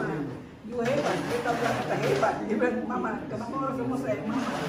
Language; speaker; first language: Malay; non-native, local second language; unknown